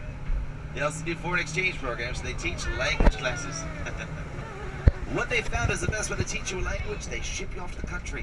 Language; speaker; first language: English; native; English